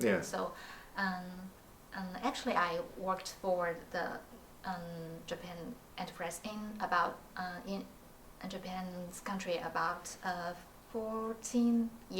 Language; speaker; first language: English; non-native, learner; Chinese